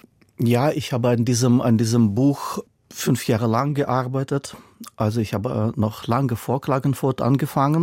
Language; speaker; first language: German; non-native, fluent; Russian